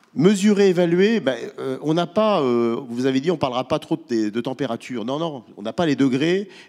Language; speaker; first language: French; native; French